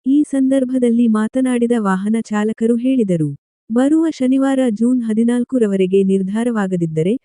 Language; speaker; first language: Kannada; non-native, local second language; Marathi